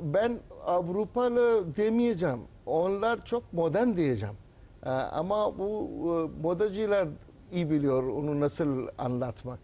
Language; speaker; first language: Turkish; non-native, learner; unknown